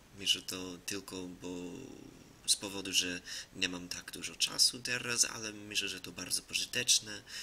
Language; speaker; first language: Polish; non-native, learner; English